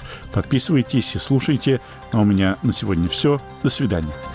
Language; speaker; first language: Russian; native; Russian